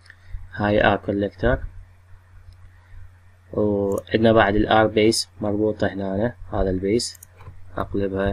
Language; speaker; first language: Arabic; native; Arabic